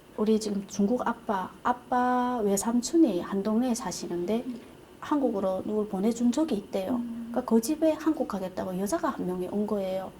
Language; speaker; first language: Korean; native; Korean